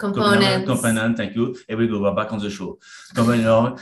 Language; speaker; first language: English; non-native, fluent; French